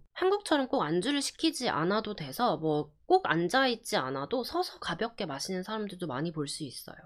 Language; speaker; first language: Korean; early bilingual, heritage; Korean